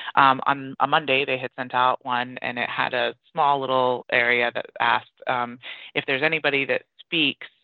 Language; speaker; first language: English; early bilingual, other home language; Persian